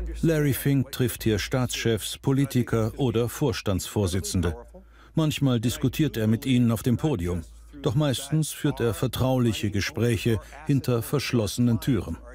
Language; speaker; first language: German; native; German